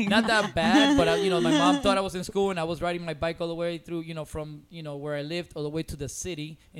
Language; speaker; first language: English; non-native, fluent; Spanish